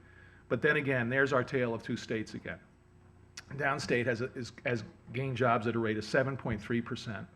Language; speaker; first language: English; native; English